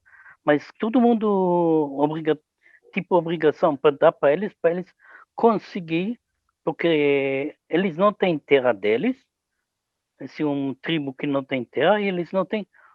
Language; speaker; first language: Portuguese; non-native, learner; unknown